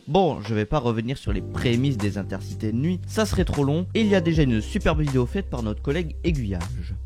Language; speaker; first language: French; native; French